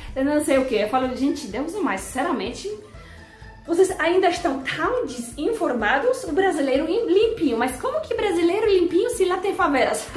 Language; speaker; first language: Portuguese; non-native, fluent; Polish